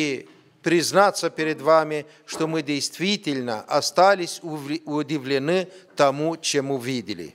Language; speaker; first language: Russian; non-native, fluent; Romanian